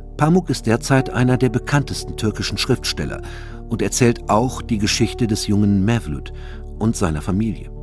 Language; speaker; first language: German; native; German